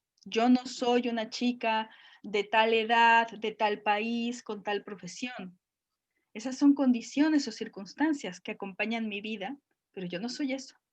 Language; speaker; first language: Spanish; native; Spanish